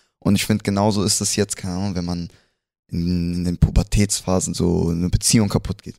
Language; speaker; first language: German; early bilingual, other home language; Spanish